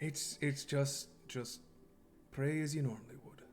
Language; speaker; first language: English; native; English